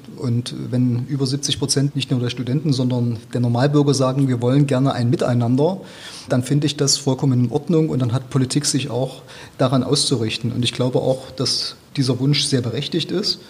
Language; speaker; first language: German; native; German